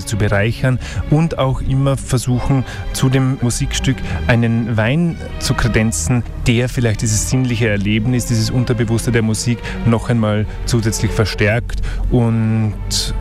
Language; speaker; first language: German; native; German